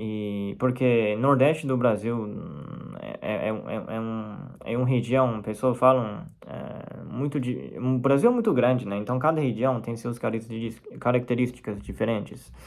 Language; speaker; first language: Portuguese; non-native, fluent; Chinese